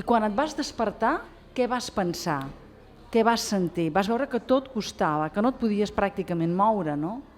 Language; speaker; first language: Catalan; native; Catalan